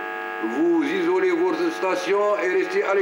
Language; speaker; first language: French; non-native, local second language; Arabic